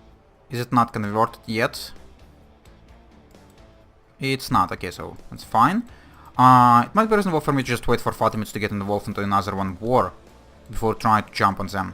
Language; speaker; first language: English; non-native, fluent; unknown